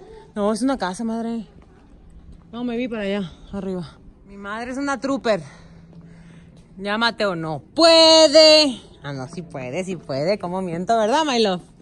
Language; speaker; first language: Spanish; native; Spanish